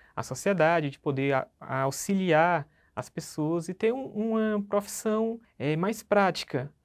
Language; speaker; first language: Portuguese; native; Portuguese